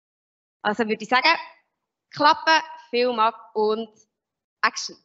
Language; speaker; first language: German; native; German